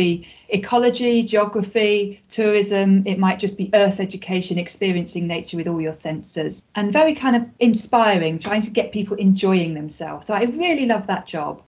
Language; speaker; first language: English; native; English